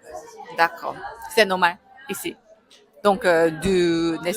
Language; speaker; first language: French; non-native, learner; Korean